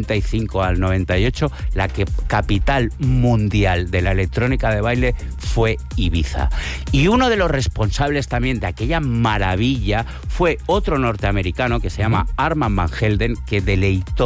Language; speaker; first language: Spanish; native; Spanish